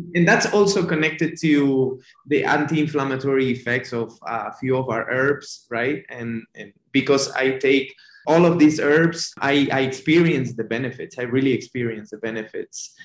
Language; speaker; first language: English; non-native, fluent; Spanish